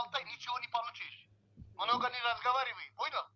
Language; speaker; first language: Russian; non-native, learner; Turkish